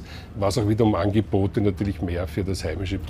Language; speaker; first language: German; native; German